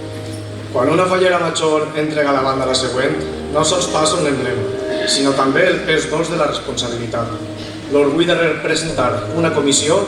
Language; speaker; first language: Catalan; native; Catalan